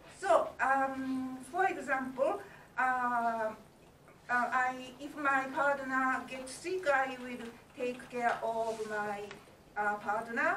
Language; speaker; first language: English; non-native, learner; Japanese